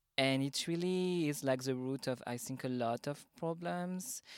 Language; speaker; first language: English; non-native, fluent; French